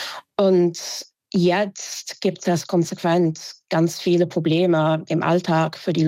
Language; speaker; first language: German; non-native, fluent; English